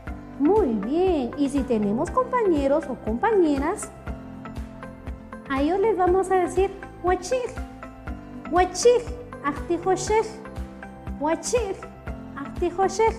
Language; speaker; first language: Spanish; non-native, local second language; Kʼicheʼ